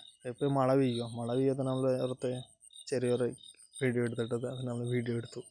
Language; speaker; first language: Malayalam; non-native, learner; Bangla